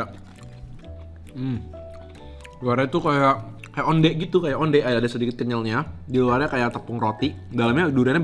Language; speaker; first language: Indonesian; native; Indonesian